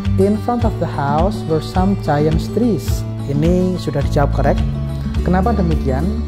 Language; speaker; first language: English; non-native, fluent; Indonesian